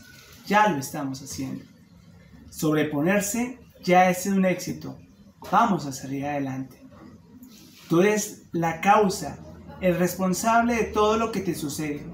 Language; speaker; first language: Spanish; native; Spanish